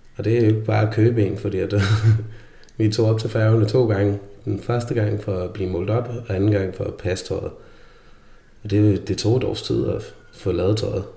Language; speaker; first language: Danish; early bilingual, other home language; Faroese